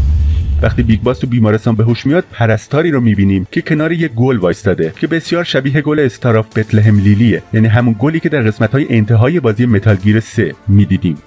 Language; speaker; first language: Persian; native; Persian